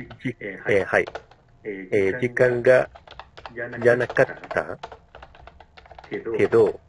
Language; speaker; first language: Japanese; non-native, learner; Spanish